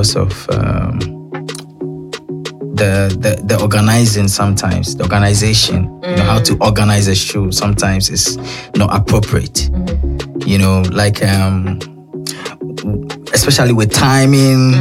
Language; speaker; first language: English; non-native, local second language; Akan